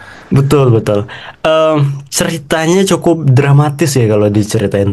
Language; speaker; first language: Indonesian; native; Indonesian